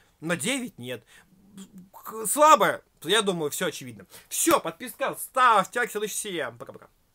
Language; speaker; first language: Russian; native; Russian